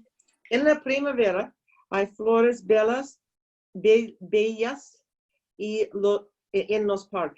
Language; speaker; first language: Spanish; non-native, learner; English